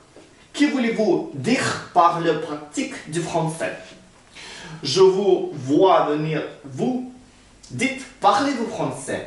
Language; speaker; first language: French; non-native, learner; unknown